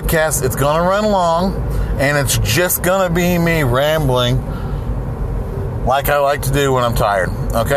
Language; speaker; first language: English; native; English